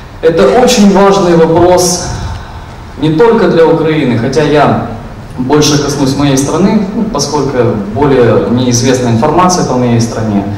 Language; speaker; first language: Russian; non-native, local second language; Ukrainian